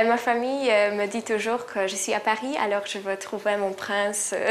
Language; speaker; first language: French; non-native, fluent; Polish